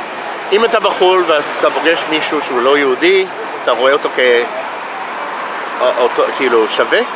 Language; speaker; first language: Hebrew; non-native, fluent; English